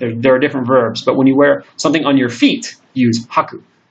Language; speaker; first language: English; native; English